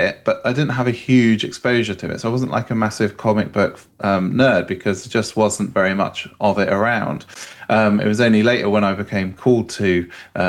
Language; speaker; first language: English; native; English